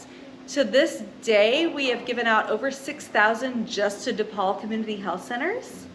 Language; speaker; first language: English; native; English